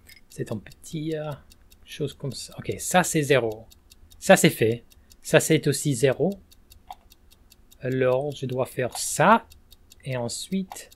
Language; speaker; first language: French; non-native, fluent; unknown